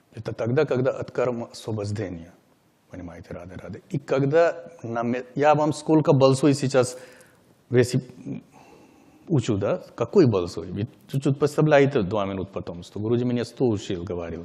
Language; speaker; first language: Russian; non-native, learner; Hindi